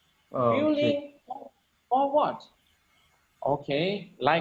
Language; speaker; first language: English; non-native, learner; Lao